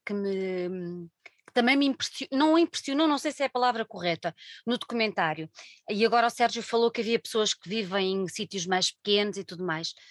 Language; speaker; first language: Portuguese; native; Portuguese